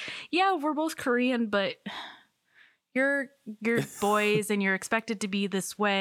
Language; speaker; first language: English; native; English